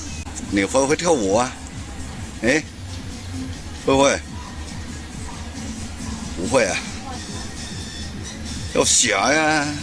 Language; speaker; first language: Chinese; non-native, local second language; Cantonese